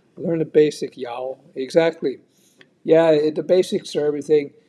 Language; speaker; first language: English; native; English